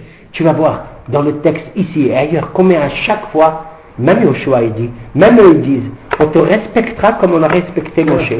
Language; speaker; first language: French; native; French